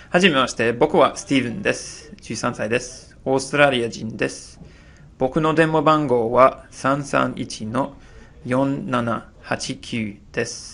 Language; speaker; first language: Japanese; non-native, fluent; English